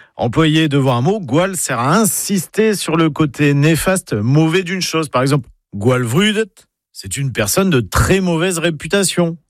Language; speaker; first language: French; native; French